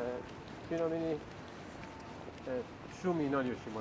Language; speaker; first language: Japanese; non-native, fluent; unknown